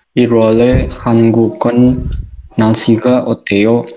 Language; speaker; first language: Korean; non-native, learner; Indonesian